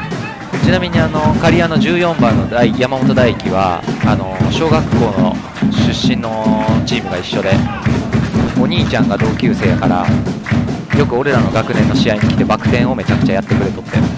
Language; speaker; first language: Japanese; native; Japanese